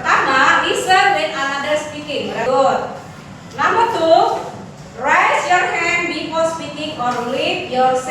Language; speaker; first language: English; non-native, learner; Indonesian